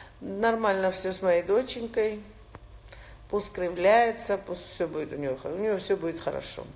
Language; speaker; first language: Russian; non-native, local second language; Georgian